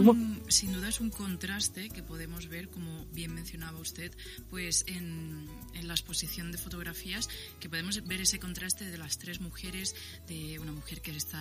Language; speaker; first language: Spanish; native; Spanish